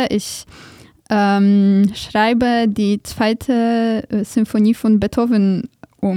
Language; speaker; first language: German; non-native, fluent; Polish